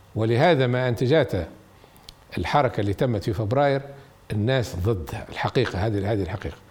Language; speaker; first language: Arabic; native; Arabic